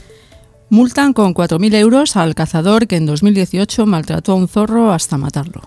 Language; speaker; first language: Spanish; native; Spanish